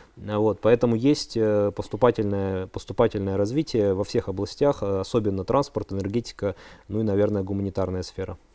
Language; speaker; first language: Russian; native; Russian